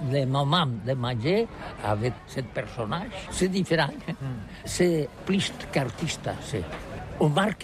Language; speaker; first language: French; non-native, learner; Catalan